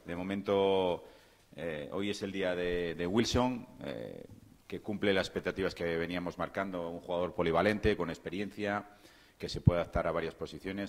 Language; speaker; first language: Spanish; native; Spanish